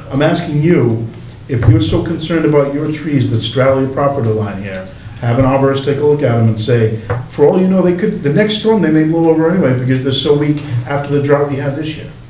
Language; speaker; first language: English; native; English